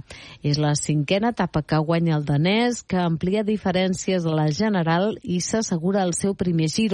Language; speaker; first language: Catalan; native; Catalan